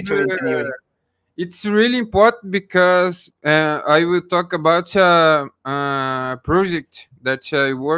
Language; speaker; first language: English; non-native, learner; Portuguese